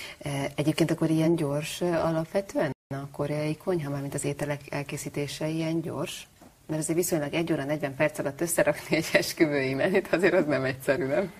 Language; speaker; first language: Hungarian; native; Hungarian